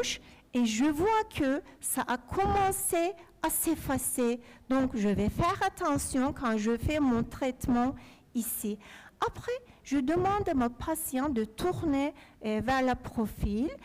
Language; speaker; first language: French; non-native, fluent; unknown